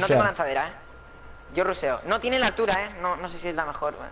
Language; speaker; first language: Spanish; native; Spanish